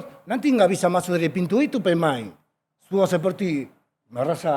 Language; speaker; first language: Indonesian; non-native, fluent; Spanish